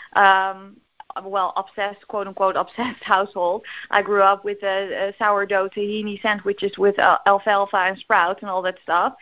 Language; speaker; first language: English; non-native, fluent; Dutch